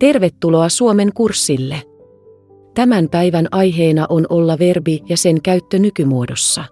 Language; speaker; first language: Finnish; non-native, fluent; Vietnamese